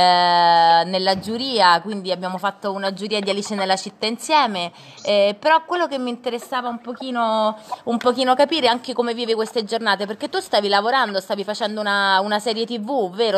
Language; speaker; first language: Italian; native; Italian